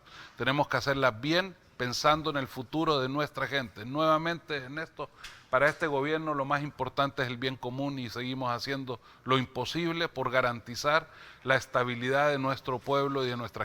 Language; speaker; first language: Spanish; native; Spanish